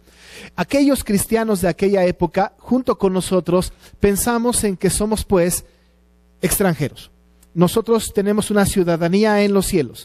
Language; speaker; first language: Spanish; native; Spanish